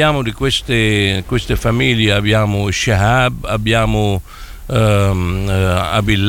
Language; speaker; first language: Italian; non-native, fluent; Arabic